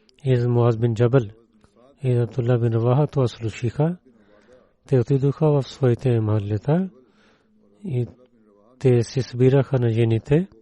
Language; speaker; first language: Bulgarian; non-native, learner; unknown